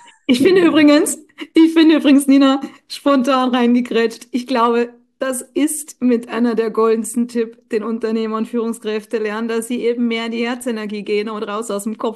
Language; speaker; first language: German; native; German